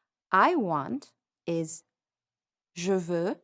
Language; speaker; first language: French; non-native, fluent; English